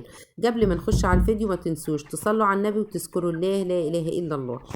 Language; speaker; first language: Arabic; native; Arabic